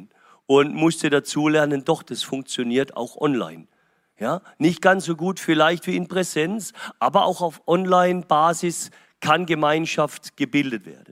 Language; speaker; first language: German; native; German